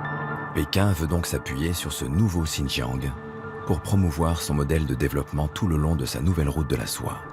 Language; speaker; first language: French; native; French